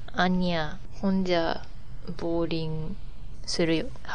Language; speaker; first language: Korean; non-native, learner; Japanese